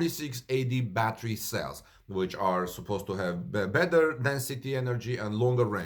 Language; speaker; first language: English; non-native, fluent; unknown